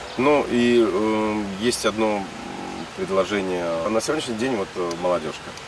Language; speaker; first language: Russian; native; Russian